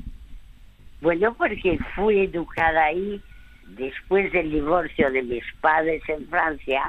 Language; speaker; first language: Spanish; early bilingual, other home language; French